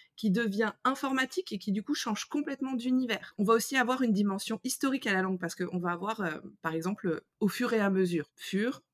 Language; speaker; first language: French; native; French